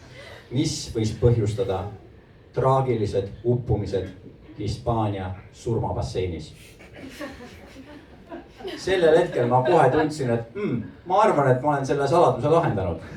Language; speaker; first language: Estonian; native; Estonian